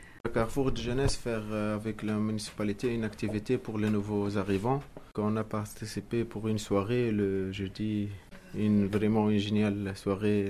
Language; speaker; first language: French; non-native, local second language; Arabic